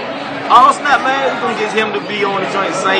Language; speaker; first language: English; native; English